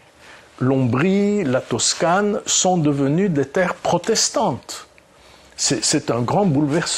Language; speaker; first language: French; early bilingual, other home language; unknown